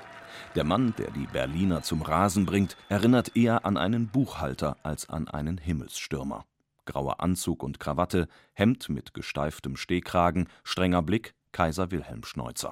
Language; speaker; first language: German; native; German